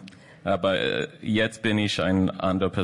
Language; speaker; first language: German; non-native, fluent; English